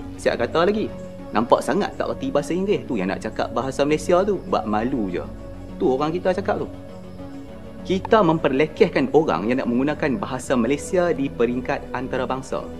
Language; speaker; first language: Malay; native; Malay